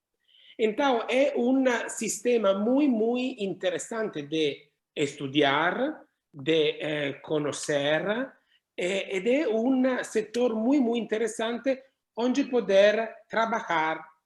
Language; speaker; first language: Portuguese; non-native, learner; Italian